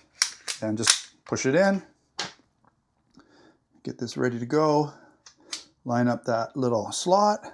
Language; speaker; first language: English; native; English